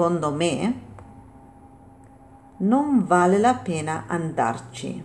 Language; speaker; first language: Italian; non-native, fluent; English